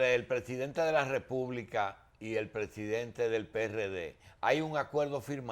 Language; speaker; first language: Spanish; native; Spanish